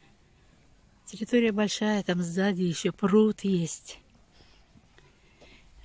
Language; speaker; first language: Russian; native; Russian